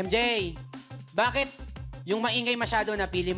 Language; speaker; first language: Filipino; native; Filipino